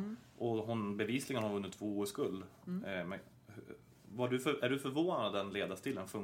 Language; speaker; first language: Swedish; native; Swedish